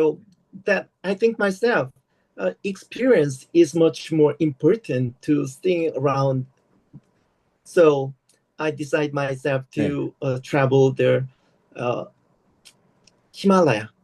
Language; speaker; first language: English; non-native, learner; Korean